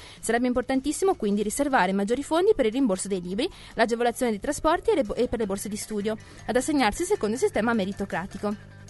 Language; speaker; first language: Italian; native; Italian